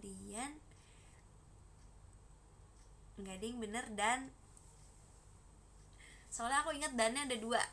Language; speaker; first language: Indonesian; native; Indonesian